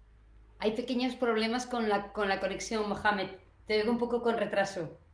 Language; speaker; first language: Spanish; native; Spanish